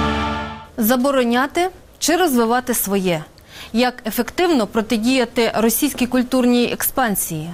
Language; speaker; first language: Ukrainian; native; Ukrainian